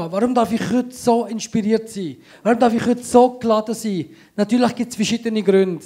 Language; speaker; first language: German; native; German